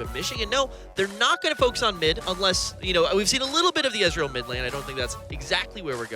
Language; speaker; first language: English; native; English